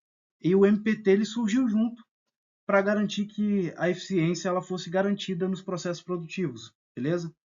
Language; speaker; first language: Portuguese; native; Portuguese